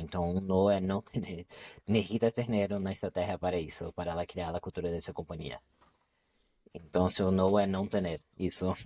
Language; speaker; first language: Spanish; non-native, local second language; Portuguese